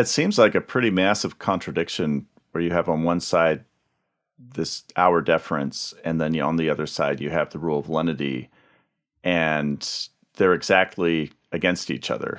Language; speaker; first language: English; native; English